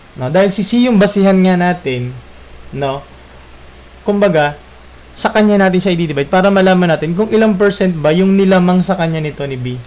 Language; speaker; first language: Filipino; native; Filipino